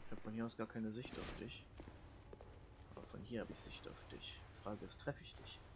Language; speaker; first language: German; native; German